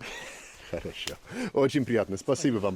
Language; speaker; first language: Russian; non-native, learner; English